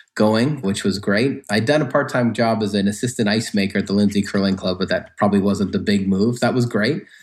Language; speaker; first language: English; native; English